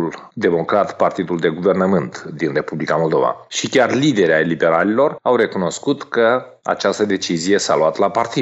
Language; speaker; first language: Romanian; native; Romanian